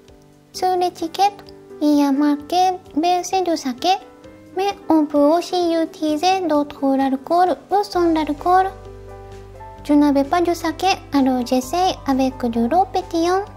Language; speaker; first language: French; non-native, fluent; Japanese